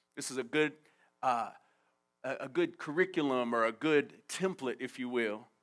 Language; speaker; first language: English; native; English